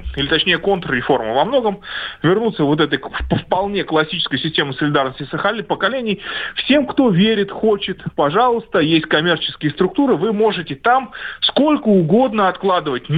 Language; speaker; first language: Russian; native; Russian